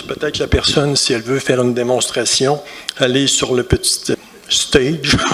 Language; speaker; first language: French; native; French